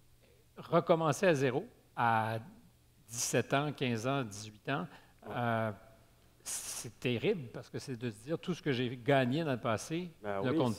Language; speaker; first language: French; native; French